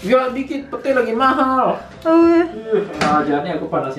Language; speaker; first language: Indonesian; native; Indonesian